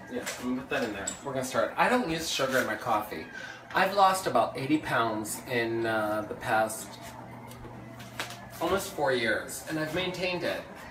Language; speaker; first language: English; native; English